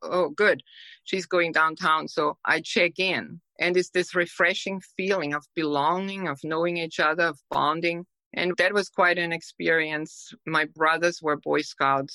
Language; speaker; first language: English; non-native, fluent; German